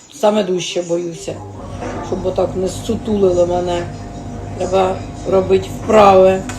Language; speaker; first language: Ukrainian; native; Ukrainian